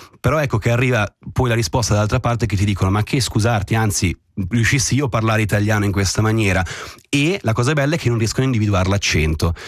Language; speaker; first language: Italian; native; Italian